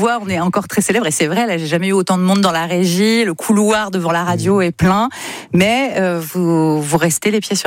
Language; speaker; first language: French; native; French